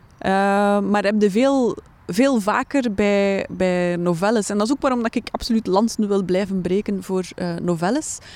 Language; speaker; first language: Dutch; native; Dutch